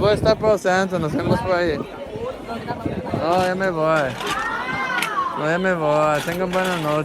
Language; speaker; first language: Spanish; non-native, learner; English